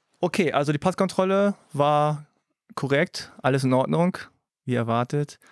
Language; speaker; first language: German; early bilingual, other home language; Korean